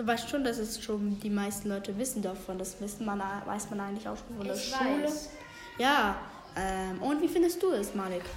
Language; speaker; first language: German; native; German